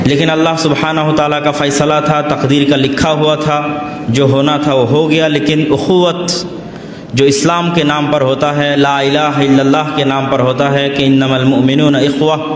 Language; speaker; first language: Urdu; non-native, fluent; Bangla